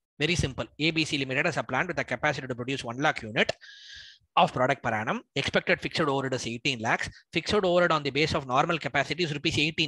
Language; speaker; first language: English; non-native, local second language; Tamil